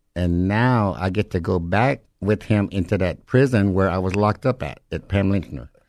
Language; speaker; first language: English; native; English